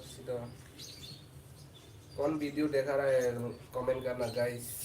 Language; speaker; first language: Hindi; non-native, local second language; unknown